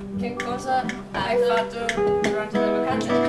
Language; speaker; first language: Italian; non-native, learner; English